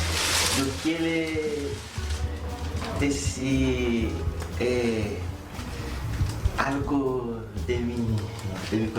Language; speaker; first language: Spanish; non-native, learner; Haitian Creole